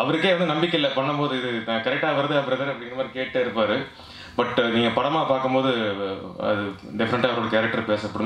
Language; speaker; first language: Tamil; native; Tamil